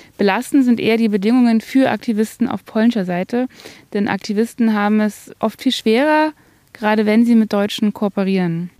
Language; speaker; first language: German; native; German